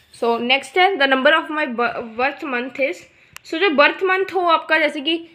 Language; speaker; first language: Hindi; non-native, local second language; Punjabi